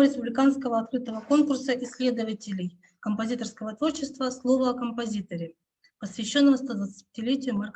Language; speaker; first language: Russian; native; Russian